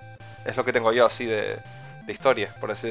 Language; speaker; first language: Spanish; native; Spanish